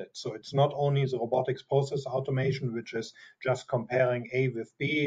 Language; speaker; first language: English; non-native, fluent; German